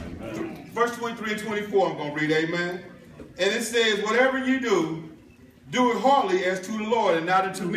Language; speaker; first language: English; native; English